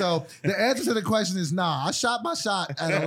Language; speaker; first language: English; native; English